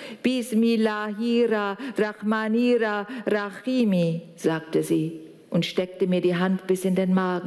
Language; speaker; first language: German; native; German